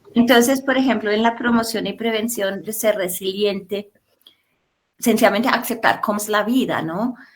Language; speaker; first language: Spanish; non-native, fluent; German